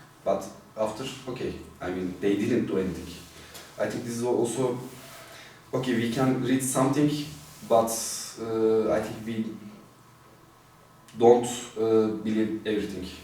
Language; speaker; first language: English; non-native, fluent; Turkish